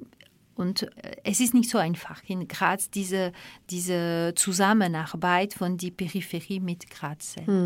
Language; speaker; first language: German; non-native, fluent; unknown